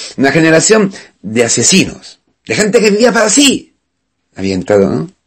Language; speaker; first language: Spanish; non-native, fluent; Italian